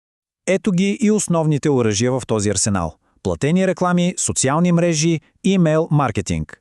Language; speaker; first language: Bulgarian; native; Bulgarian